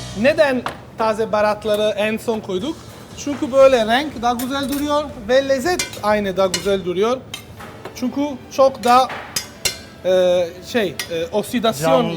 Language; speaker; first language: Turkish; non-native, learner; Italian